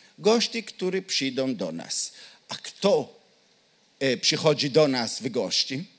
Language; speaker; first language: Polish; non-native, learner; Hebrew